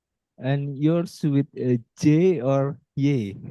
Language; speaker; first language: English; non-native, fluent; Indonesian